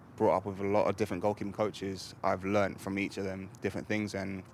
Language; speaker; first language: English; native; English